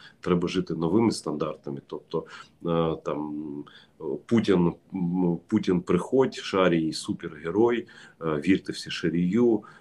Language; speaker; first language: Ukrainian; non-native, local second language; Russian